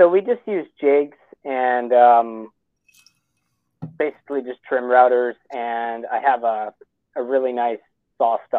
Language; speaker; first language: English; native; English